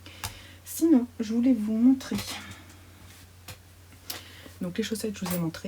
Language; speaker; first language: French; native; French